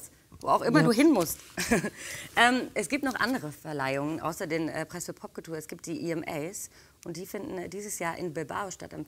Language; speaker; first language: German; native; German